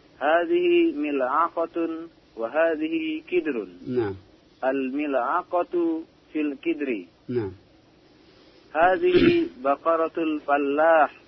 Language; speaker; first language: Arabic; non-native, learner; Indonesian